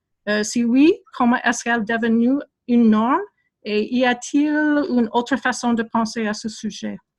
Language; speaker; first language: French; non-native, fluent; English